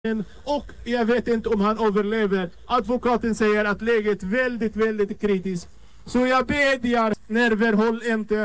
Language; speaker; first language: Swedish; non-native, learner; Arabic